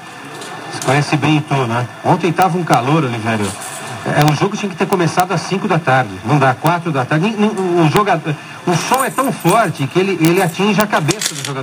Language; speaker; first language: Portuguese; native; Portuguese